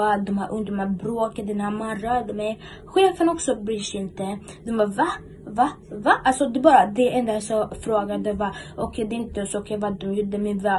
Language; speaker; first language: Swedish; early bilingual, other home language; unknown